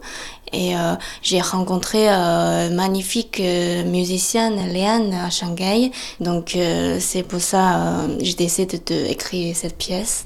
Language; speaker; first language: French; non-native, fluent; Chinese